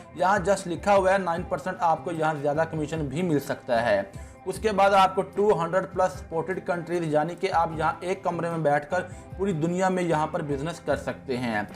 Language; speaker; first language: Urdu; non-native, local second language; Punjabi